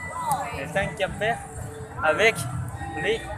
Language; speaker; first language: French; non-native, learner; Hmong